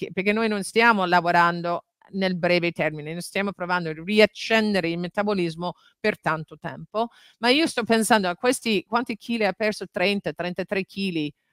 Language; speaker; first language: Italian; non-native, fluent; English